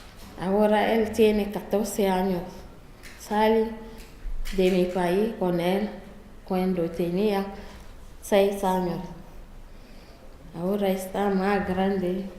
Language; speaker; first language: Spanish; non-native, learner; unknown